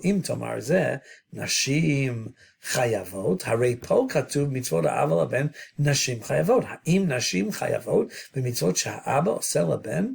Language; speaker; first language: Hebrew; non-native, fluent; English